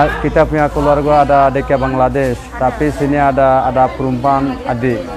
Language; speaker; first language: Indonesian; non-native, learner; Rohingya